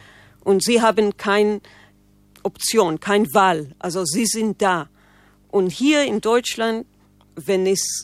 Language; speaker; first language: German; non-native, learner; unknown